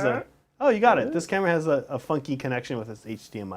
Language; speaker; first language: English; native; English